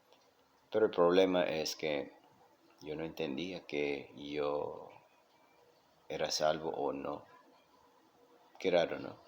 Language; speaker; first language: Spanish; non-native, local second language; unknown